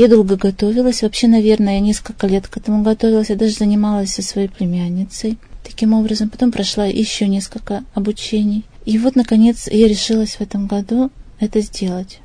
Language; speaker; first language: Russian; native; Russian